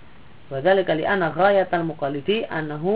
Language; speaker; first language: Arabic; non-native, fluent; Indonesian